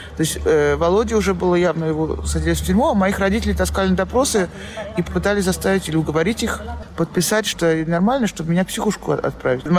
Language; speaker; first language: Russian; native; Russian